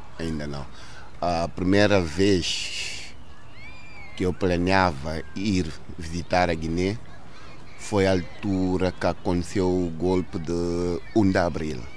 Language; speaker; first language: Portuguese; non-native, local second language; Upper Guinea Crioulo